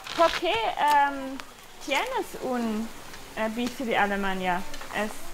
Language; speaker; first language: Spanish; non-native, learner; German